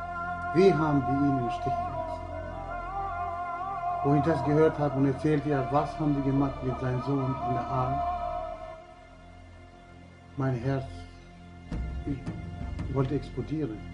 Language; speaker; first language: German; early bilingual, other home language; Albanian